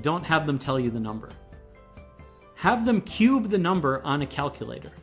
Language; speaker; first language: English; native; English